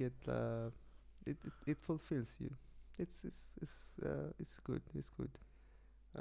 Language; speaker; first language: English; non-native, fluent; Spanish